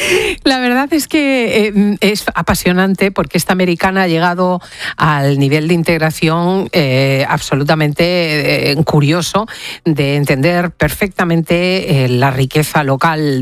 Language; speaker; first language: Spanish; native; Spanish